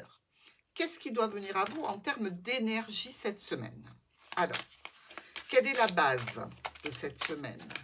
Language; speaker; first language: French; native; French